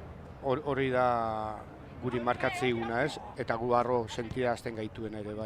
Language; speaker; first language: Basque; native; Basque